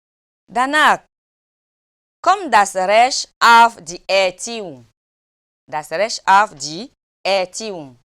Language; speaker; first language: German; non-native, fluent; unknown